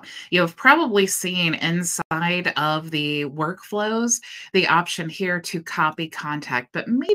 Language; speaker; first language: English; native; English